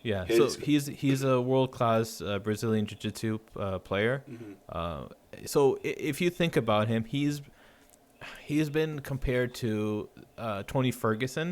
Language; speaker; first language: English; native; English